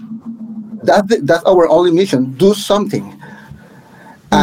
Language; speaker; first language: English; non-native, fluent; Spanish